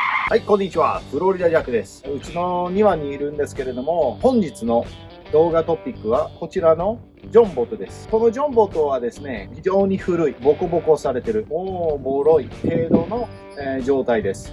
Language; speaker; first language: Japanese; non-native, fluent; English